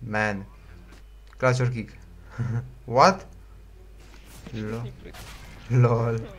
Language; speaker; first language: English; non-native, learner; Romanian